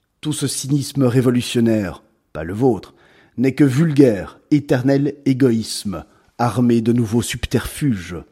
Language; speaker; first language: French; native; French